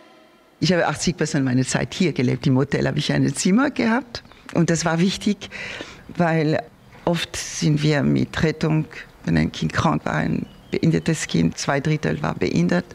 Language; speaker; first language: German; non-native, fluent; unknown